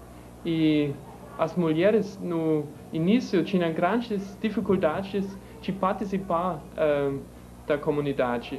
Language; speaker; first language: Portuguese; non-native, fluent; German